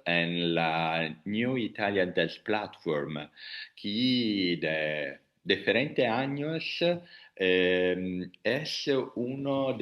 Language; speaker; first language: Spanish; non-native, learner; Italian